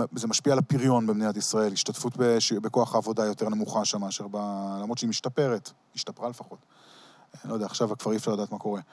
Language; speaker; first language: Hebrew; early bilingual, heritage; Hebrew